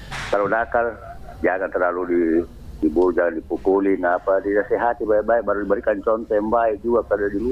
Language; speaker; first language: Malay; non-native, local second language; Buginese